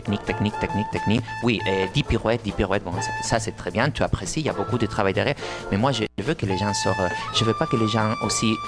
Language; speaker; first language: French; non-native, fluent; Spanish